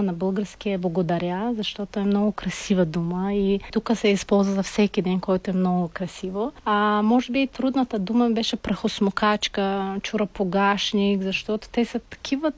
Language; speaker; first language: Bulgarian; non-native, fluent; Tajik